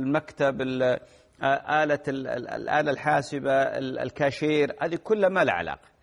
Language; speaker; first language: Arabic; native; Arabic